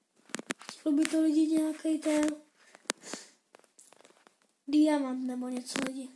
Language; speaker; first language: Czech; non-native, learner; Slovak